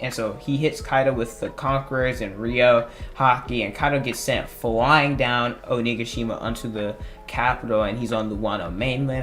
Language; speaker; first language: English; native; English